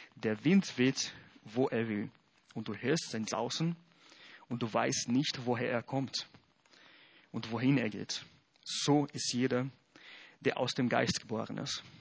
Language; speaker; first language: German; non-native, fluent; Portuguese